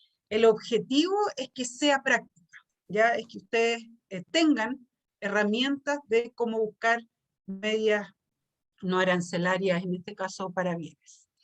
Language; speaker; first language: Spanish; native; Spanish